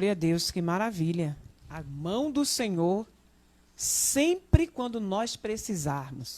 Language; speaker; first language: Portuguese; native; Portuguese